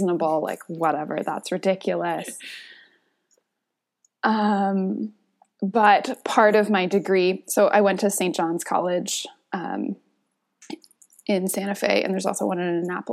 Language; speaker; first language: English; native; English